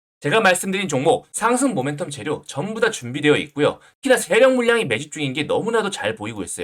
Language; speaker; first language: Korean; native; Korean